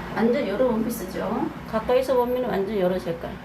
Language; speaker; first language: Korean; native; Korean